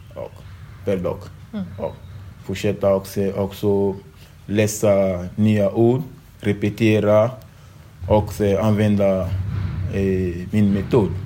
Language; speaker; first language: Swedish; non-native, learner; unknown